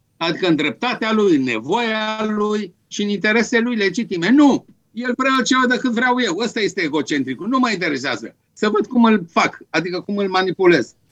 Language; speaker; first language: Romanian; native; Romanian